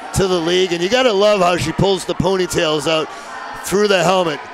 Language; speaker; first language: English; native; English